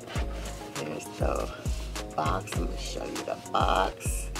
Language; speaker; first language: English; native; English